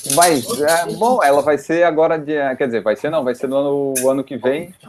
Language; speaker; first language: Portuguese; native; Portuguese